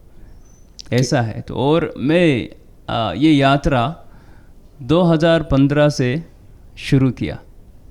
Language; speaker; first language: Hindi; non-native, fluent; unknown